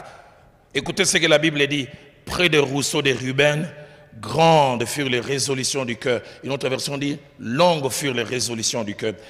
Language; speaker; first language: French; non-native, local second language; Lingala